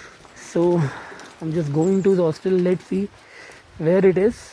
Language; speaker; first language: English; non-native, local second language; Hindi